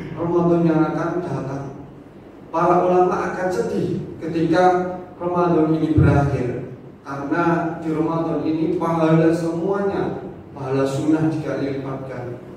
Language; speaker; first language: Indonesian; non-native, local second language; Javanese